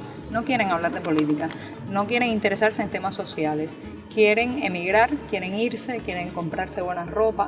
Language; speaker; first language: Spanish; native; Spanish